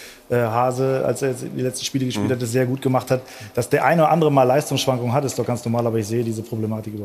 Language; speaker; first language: German; native; German